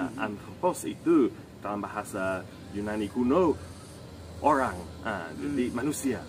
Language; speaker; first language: Indonesian; non-native, fluent; English